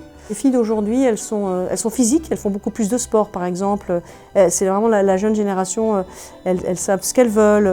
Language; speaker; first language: French; native; French